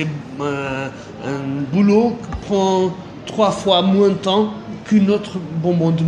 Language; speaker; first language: French; non-native, fluent; Portuguese